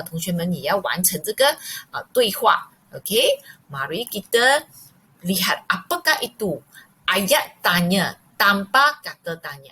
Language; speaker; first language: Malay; non-native, local second language; Chinese